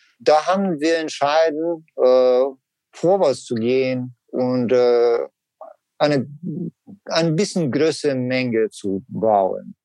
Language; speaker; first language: German; non-native, learner; Russian